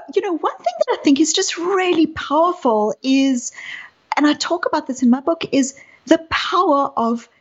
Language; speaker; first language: English; native; English